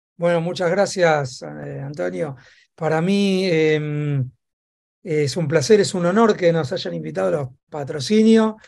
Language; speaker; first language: Spanish; native; Spanish